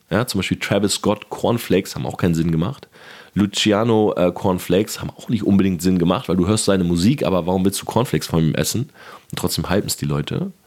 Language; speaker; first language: German; native; German